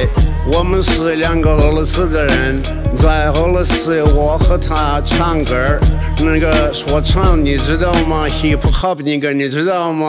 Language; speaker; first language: Chinese; non-native, learner; Russian